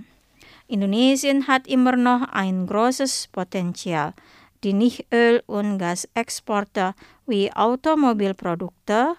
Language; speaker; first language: German; non-native, fluent; Indonesian